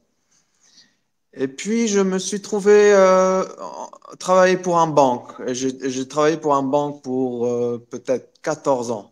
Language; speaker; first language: French; non-native, local second language; Arabic